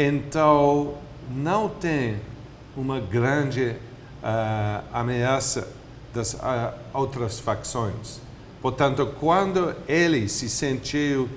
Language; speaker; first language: Portuguese; non-native, fluent; English